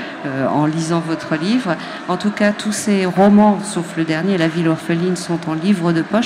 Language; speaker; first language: French; native; French